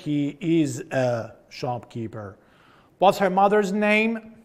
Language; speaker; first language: English; non-native, fluent; Persian